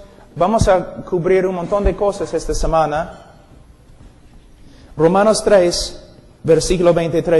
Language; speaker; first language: Spanish; non-native, fluent; English